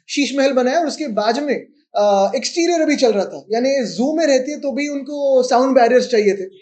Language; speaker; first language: Hindi; non-native, local second language; Marathi